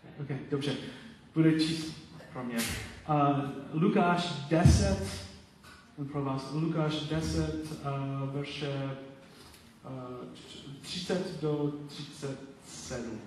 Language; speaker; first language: Czech; non-native, learner; Polish